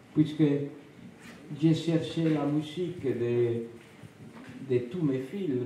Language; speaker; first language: French; non-native, fluent; Spanish